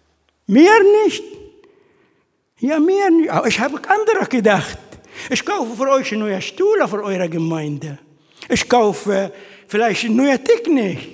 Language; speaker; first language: German; non-native, fluent; Arabic